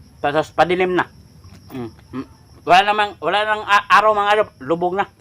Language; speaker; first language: Filipino; non-native, local second language; Cebuano